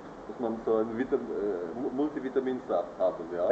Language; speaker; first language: German; non-native, learner; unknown